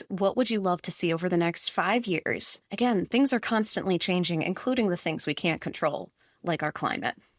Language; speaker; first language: English; native; English